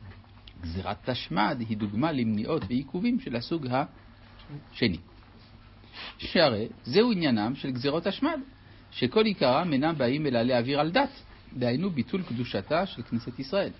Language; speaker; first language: Hebrew; native; Hebrew